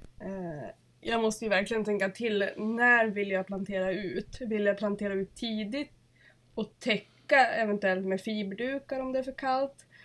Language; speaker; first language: Swedish; native; Swedish